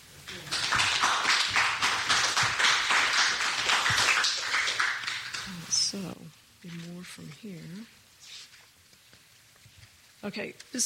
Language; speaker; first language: English; native; English